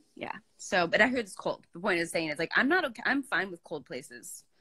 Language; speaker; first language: English; native; English